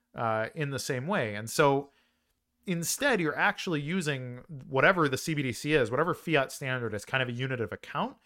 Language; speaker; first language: English; native; English